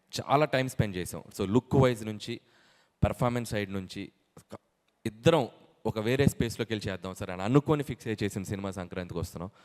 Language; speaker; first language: Telugu; native; Telugu